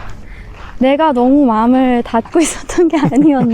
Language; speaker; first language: Korean; non-native, fluent; Persian